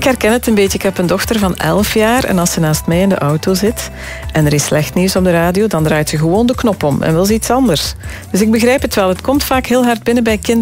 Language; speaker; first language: Dutch; native; Dutch